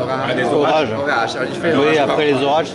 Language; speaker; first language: French; native; French